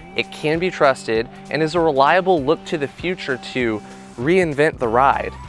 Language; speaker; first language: English; native; English